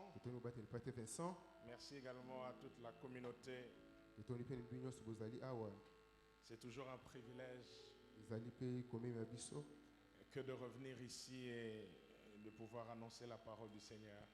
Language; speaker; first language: French; non-native, local second language; Lingala